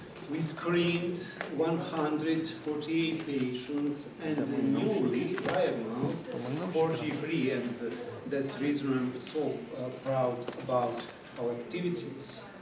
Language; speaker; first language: English; non-native, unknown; Serbian